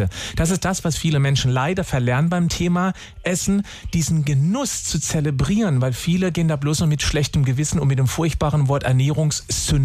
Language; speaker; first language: German; native; German